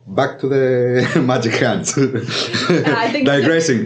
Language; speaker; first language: English; non-native, fluent; Greek